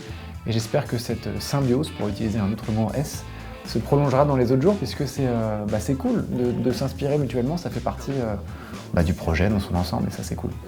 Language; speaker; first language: French; native; French